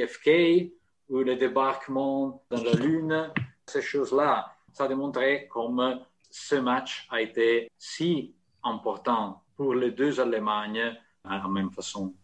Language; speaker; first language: French; non-native, fluent; Italian